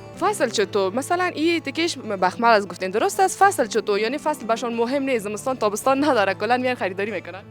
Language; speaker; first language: Persian; native; Persian